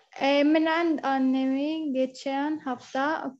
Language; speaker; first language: Turkish; non-native, learner; Arabic